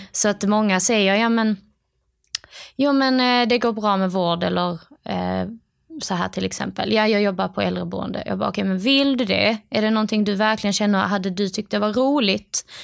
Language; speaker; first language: Swedish; native; Swedish